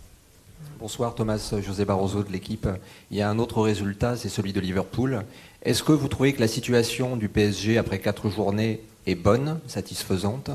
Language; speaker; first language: French; native; French